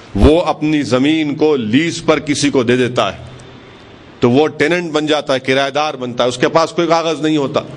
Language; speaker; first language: Urdu; native; Urdu